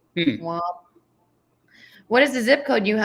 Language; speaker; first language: English; native; English